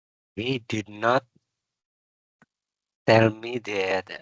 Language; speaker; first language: English; non-native, learner; Indonesian